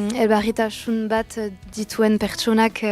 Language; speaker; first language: Basque; non-native, local second language; French